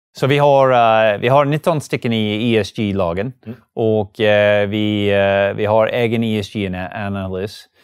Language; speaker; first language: Swedish; non-native, learner; English